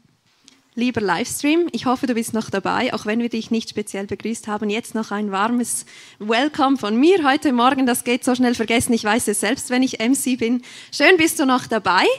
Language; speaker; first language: German; native; German